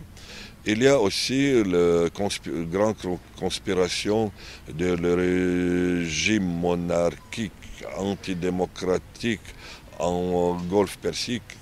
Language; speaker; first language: French; non-native, learner; Arabic